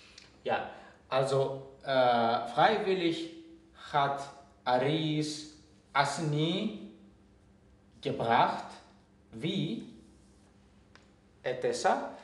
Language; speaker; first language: German; non-native, fluent; Greek